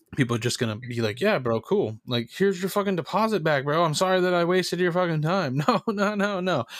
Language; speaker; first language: English; native; English